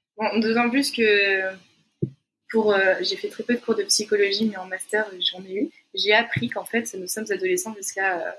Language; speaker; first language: French; native; French